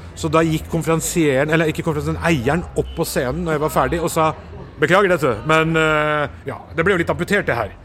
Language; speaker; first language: Norwegian; early bilingual, other home language; Urdu